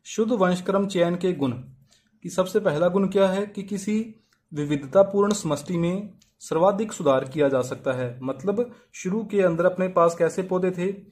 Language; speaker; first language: Hindi; native; Hindi